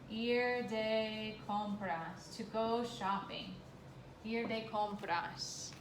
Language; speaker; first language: Spanish; non-native, fluent; English